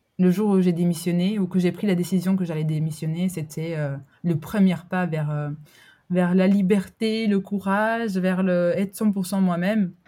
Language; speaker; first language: French; early bilingual, other home language; Albanian